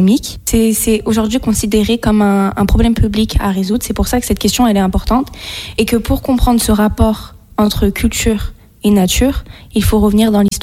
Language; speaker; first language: French; native; French